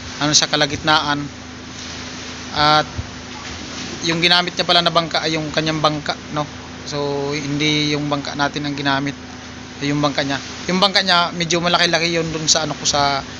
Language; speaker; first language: Filipino; native; Filipino